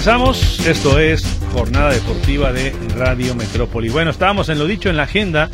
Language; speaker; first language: Spanish; native; Spanish